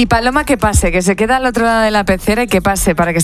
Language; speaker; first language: Spanish; native; Spanish